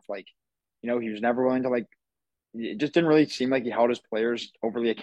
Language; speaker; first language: English; native; English